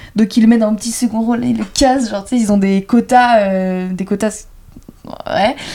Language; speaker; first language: French; native; French